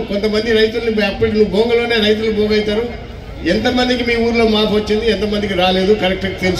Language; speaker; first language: Telugu; native; Telugu